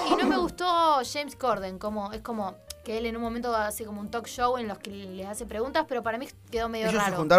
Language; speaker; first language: Spanish; native; Spanish